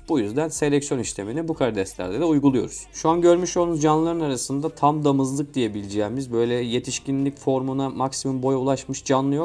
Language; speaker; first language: Turkish; native; Turkish